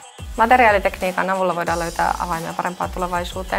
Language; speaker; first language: Finnish; native; Finnish